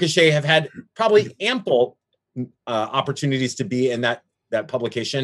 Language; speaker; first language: English; native; English